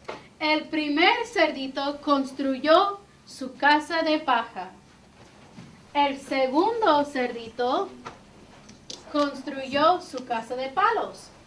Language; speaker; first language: Spanish; non-native, fluent; English